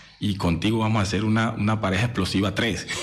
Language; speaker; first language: Spanish; native; Spanish